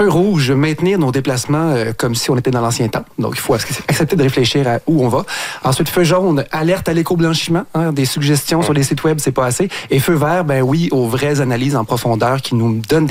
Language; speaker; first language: French; native; French